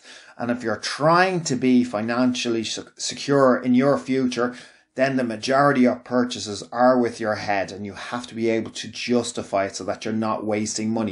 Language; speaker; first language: English; native; English